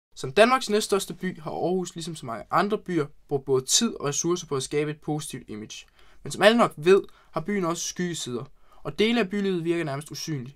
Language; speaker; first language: Danish; native; Danish